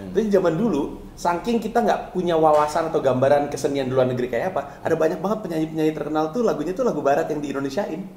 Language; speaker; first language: Indonesian; native; Indonesian